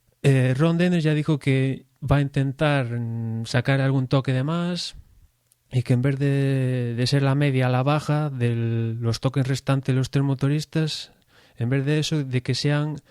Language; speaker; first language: Spanish; native; Spanish